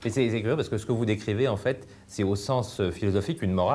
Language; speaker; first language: French; native; French